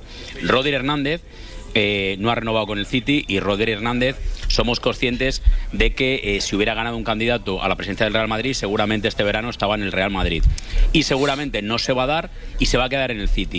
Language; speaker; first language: Spanish; native; Spanish